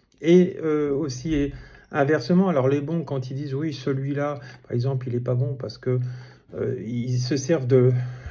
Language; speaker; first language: French; native; French